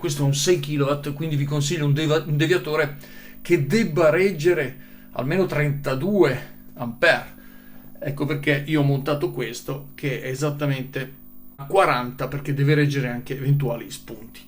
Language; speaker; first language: Italian; native; Italian